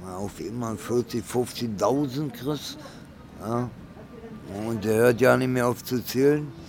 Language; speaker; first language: German; early bilingual, other home language; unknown